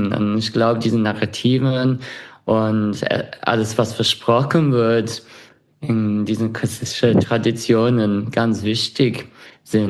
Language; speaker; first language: German; non-native, fluent; English